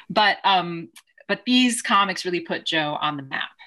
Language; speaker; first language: English; native; English